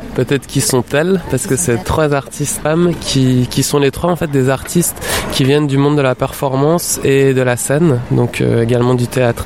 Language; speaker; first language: French; native; French